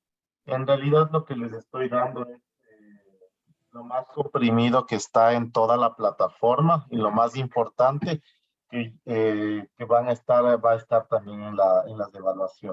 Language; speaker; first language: Spanish; native; Spanish